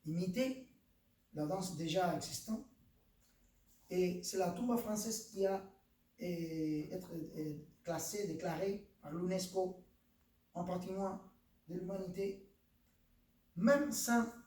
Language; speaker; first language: French; non-native, fluent; Spanish